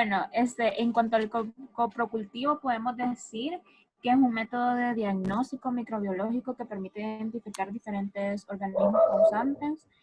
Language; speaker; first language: Spanish; native; Spanish